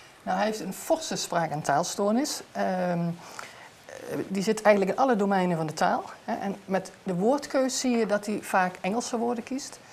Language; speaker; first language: Dutch; native; Dutch